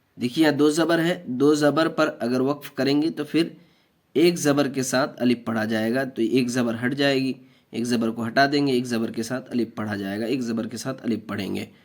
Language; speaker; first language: Urdu; native; Urdu